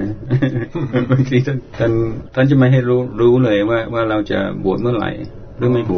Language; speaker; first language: Thai; non-native, fluent; English